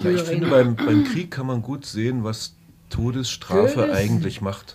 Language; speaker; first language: German; native; German